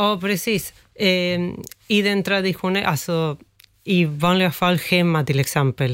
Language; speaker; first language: Swedish; non-native, fluent; Spanish